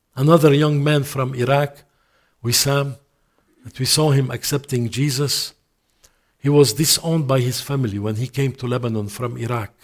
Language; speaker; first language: English; non-native, fluent; Arabic